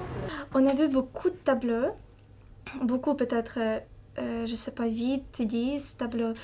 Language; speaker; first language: French; non-native, learner; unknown